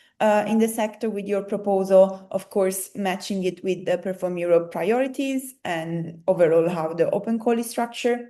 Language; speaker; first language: English; non-native, fluent; Italian